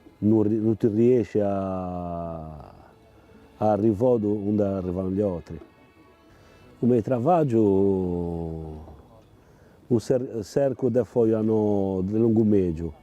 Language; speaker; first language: Italian; non-native, local second language; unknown